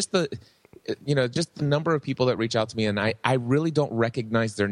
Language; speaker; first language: English; native; English